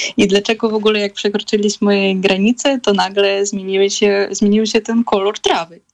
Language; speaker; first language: Polish; non-native, fluent; Russian